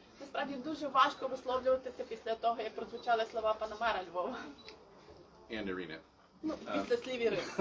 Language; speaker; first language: Ukrainian; native; Ukrainian